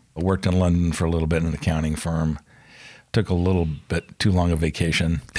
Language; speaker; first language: English; native; English